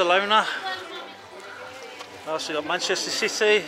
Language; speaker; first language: English; native; English